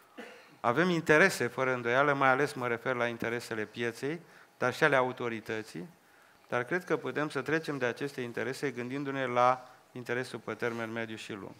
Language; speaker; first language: Romanian; native; Romanian